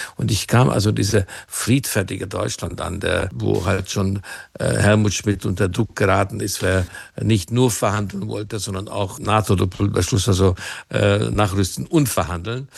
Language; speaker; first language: German; non-native, fluent; Hungarian